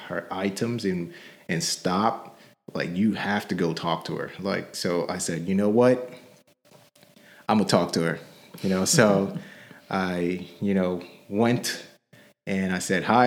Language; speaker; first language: English; non-native, local second language; Yoruba